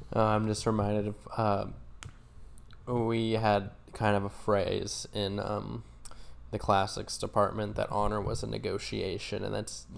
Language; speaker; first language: English; native; English